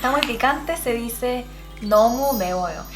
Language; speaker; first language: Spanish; early bilingual, other home language; Korean